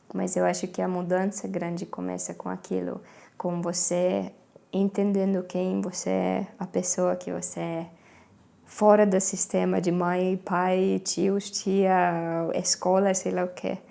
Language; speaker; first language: Portuguese; non-native, fluent; Estonian